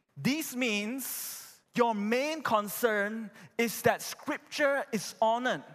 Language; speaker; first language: English; non-native, local second language; Chinese